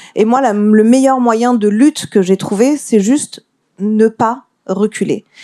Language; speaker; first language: French; early bilingual, other home language; Persian